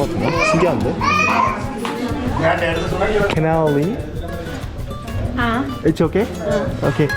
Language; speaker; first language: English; non-native, learner; Korean